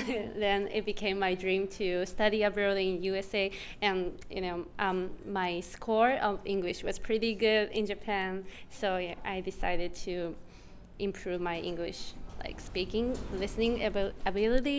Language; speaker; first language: English; non-native, fluent; Japanese